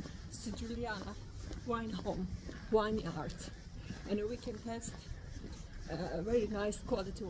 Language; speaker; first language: English; non-native, learner; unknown